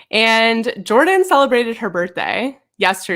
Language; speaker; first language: English; native; English